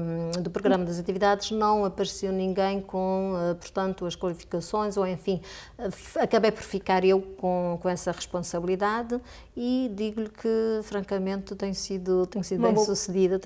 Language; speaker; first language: Portuguese; native; Portuguese